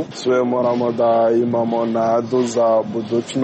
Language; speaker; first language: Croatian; non-native, learner; Rundi